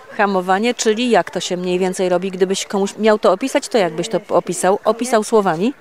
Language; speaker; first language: Polish; native; Polish